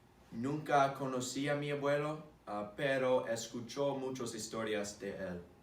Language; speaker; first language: Spanish; non-native, learner; English